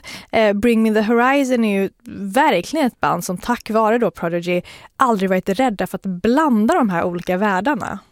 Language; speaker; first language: Swedish; native; Swedish